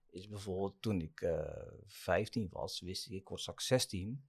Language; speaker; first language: Dutch; native; Dutch